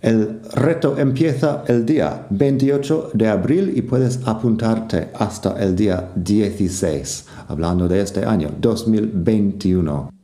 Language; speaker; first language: Spanish; non-native, fluent; English